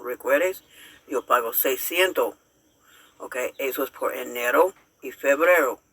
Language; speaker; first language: Spanish; non-native, learner; English